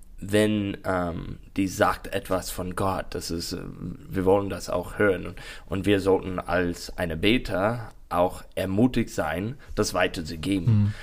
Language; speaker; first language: German; non-native, learner; English